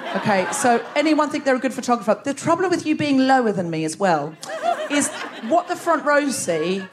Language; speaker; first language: English; native; English